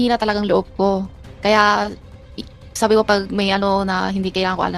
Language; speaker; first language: Filipino; non-native, learner; Chinese